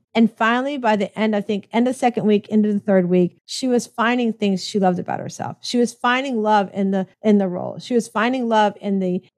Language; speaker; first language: English; native; English